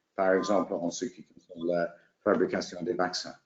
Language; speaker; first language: French; non-native, fluent; English